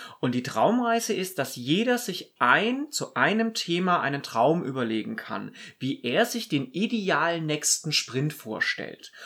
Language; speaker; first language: German; native; German